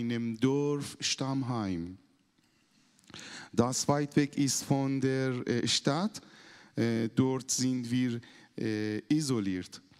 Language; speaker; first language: German; non-native, learner; Persian